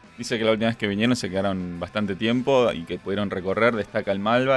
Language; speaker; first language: Spanish; native; Spanish